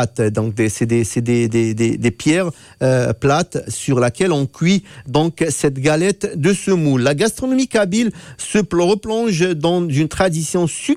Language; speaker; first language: French; non-native, local second language; Arabic